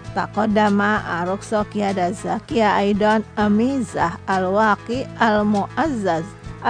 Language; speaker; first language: Arabic; non-native, learner; Indonesian